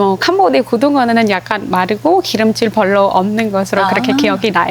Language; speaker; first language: Korean; non-native, fluent; Khmer